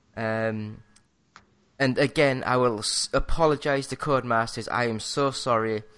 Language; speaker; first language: English; native; English